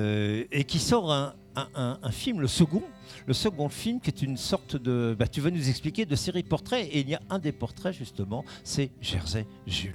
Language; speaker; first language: French; native; French